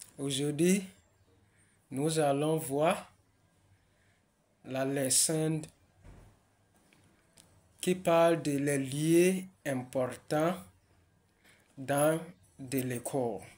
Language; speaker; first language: French; non-native, learner; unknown